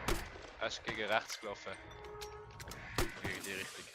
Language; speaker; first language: German; native; German